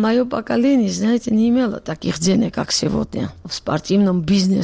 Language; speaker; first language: Russian; non-native, local second language; Georgian